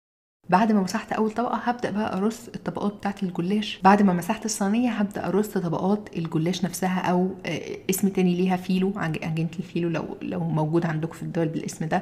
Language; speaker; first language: Arabic; native; Arabic